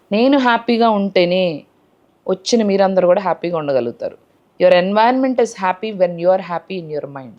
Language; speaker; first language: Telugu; native; Telugu